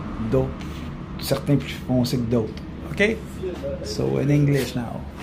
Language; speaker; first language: French; native; French